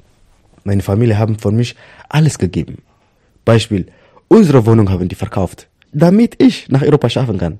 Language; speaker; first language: German; non-native, learner; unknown